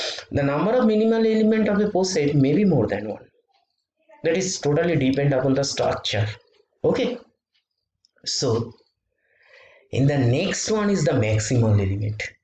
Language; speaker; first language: English; non-native, local second language; Bangla